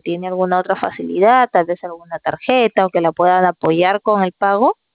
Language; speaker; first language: Spanish; native; Spanish